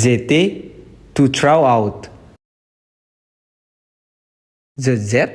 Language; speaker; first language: French; non-native, fluent; Indonesian